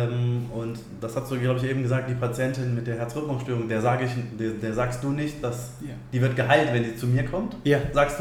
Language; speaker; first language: German; native; German